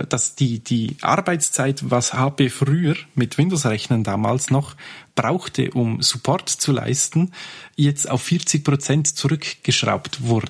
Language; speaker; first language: German; native; German